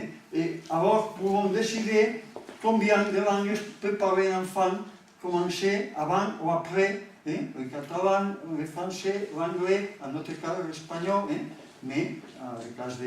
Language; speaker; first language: French; non-native, learner; Catalan